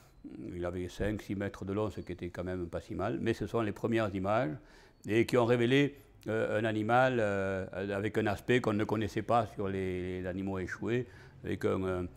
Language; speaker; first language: French; native; French